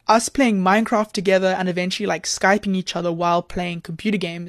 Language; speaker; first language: English; native; English